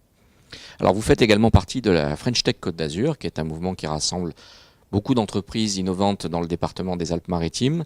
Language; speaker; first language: French; native; French